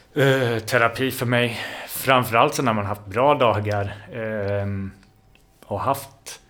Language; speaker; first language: Swedish; native; Swedish